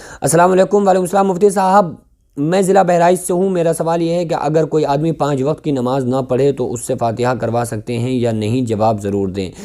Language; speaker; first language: Urdu; native; Urdu